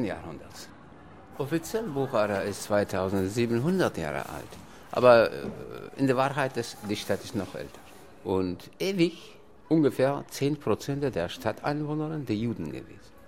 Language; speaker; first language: German; non-native, learner; Tajik